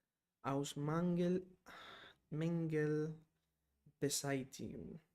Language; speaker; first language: German; non-native, learner; Spanish